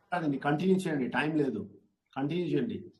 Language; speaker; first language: Telugu; non-native, learner; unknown